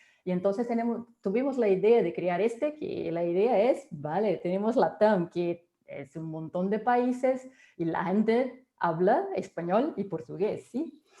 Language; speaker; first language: Spanish; non-native, fluent; Portuguese